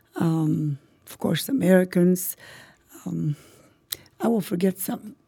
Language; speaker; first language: English; non-native, fluent; Macedonian